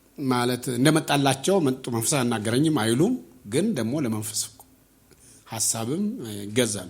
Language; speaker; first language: Amharic; non-native, local second language; Oromo